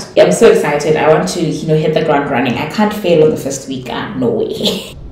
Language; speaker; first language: English; non-native, local second language; Tswana